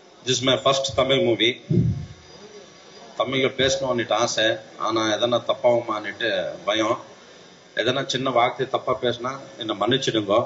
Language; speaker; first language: Tamil; non-native, learner; Kannada